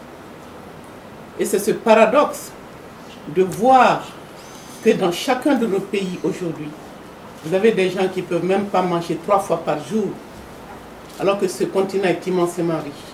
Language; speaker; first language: French; non-native, local second language; Bambara